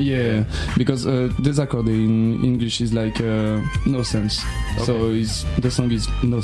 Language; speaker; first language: English; non-native, learner; French